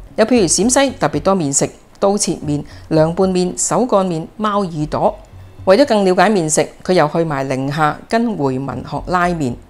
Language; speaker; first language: Chinese; non-native, local second language; Cantonese